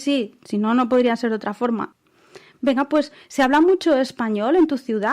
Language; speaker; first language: Spanish; native; Spanish